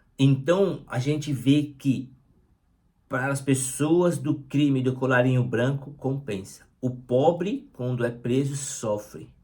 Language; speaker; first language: Portuguese; native; Portuguese